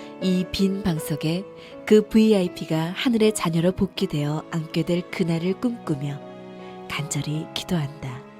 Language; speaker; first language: Korean; native; Korean